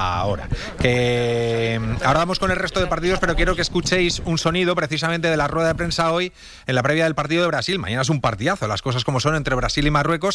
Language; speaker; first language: Spanish; native; Spanish